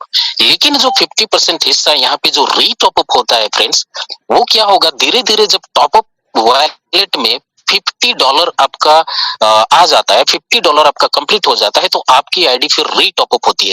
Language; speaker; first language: Hindi; native; Hindi